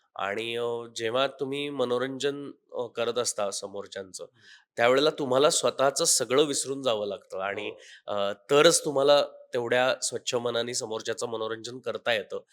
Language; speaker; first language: Marathi; native; Marathi